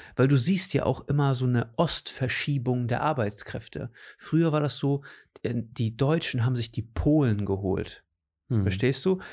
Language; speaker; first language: German; native; German